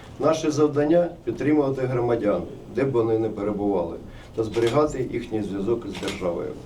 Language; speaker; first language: Ukrainian; native; Ukrainian